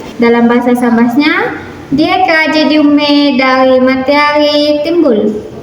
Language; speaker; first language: Indonesian; non-native, local second language; Malay